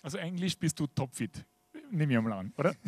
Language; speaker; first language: German; native; German